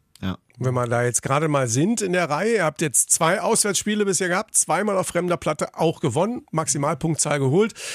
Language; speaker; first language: German; native; German